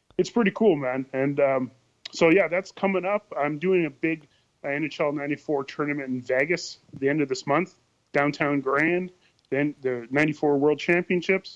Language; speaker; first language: English; native; English